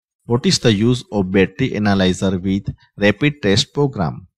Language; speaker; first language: English; non-native, local second language; Gujarati